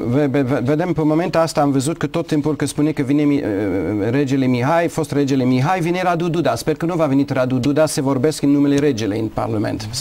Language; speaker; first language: Romanian; non-native, learner; English